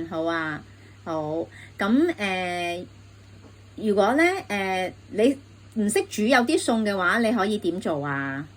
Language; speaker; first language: Cantonese; native; Cantonese